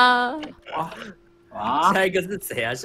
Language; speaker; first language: Chinese; native; Chinese